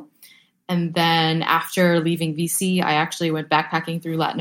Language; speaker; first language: English; early bilingual, other home language; Vietnamese